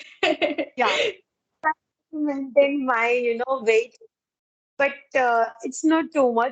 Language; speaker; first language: English; non-native, learner; Gujarati